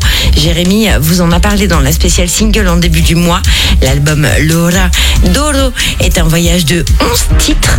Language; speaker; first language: French; native; French